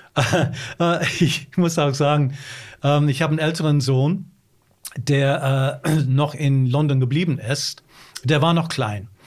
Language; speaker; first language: German; non-native, fluent; English